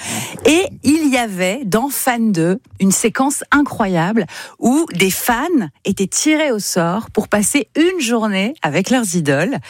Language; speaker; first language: French; native; French